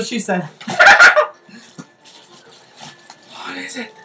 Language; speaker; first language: English; native; English